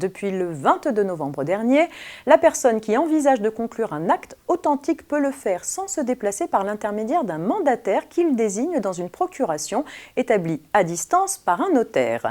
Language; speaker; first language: French; native; French